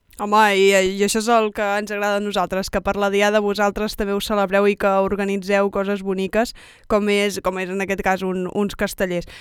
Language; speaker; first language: Catalan; native; Catalan